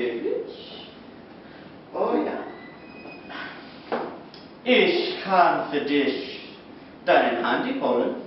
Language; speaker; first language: German; non-native, learner; English